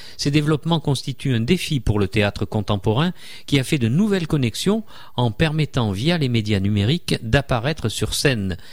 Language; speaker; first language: French; native; French